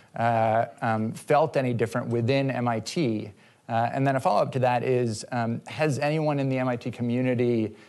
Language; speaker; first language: English; native; English